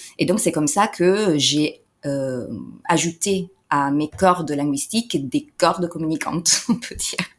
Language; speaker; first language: French; non-native, fluent; Italian